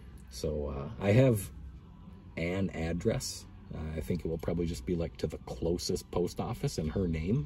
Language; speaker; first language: English; native; English